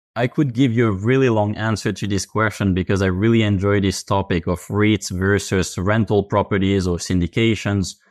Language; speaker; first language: English; non-native, fluent; Finnish